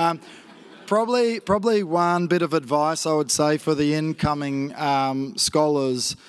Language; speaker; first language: English; native; English